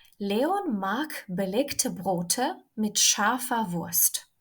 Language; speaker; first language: German; non-native, fluent; Ukrainian